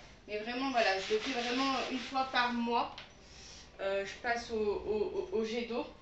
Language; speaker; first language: French; native; French